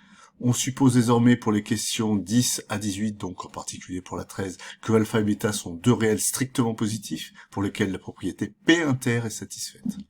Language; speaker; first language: French; native; French